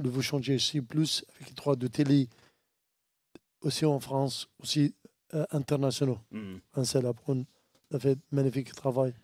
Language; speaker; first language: French; non-native, learner; Arabic